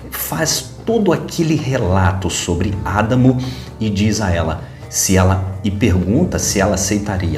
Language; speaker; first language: Portuguese; native; Portuguese